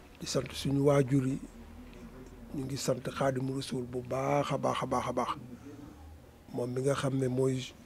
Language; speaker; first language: Wolof; native; Wolof